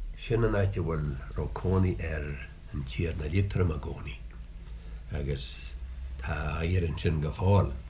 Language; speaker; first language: Irish; native; Irish